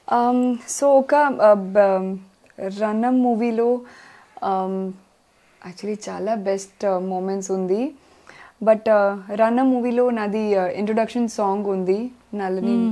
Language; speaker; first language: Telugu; non-native, learner; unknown